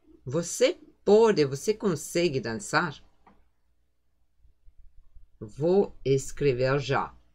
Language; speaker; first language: Portuguese; non-native, fluent; German